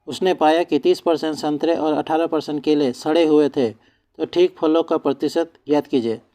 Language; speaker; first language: Hindi; non-native, local second language; Assamese